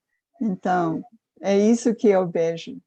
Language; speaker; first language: Portuguese; non-native, fluent; English